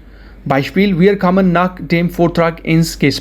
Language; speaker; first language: German; non-native, fluent; Hindi